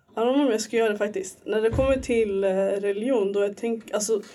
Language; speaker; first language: Swedish; early bilingual, other home language; Somali